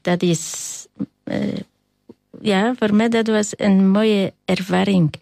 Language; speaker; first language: Dutch; non-native, learner; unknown